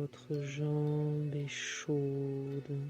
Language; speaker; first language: French; native; French